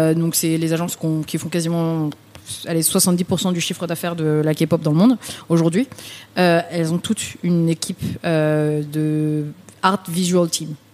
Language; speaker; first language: French; early bilingual, other home language; Vietnamese